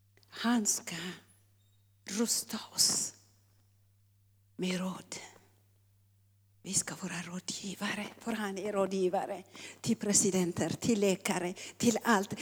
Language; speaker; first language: Swedish; non-native, fluent; Tigrinya